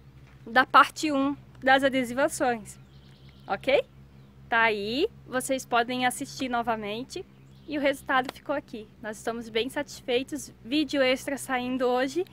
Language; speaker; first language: Portuguese; native; Portuguese